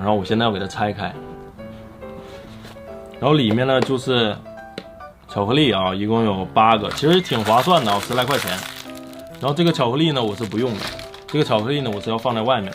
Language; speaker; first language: Chinese; native; Chinese